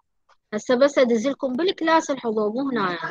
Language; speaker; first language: Arabic; native; Arabic